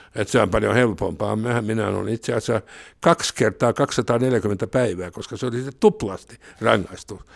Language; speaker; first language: Finnish; non-native, local second language; Swedish